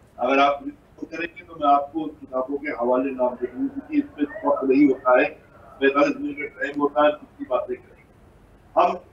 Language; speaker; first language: Urdu; native; Urdu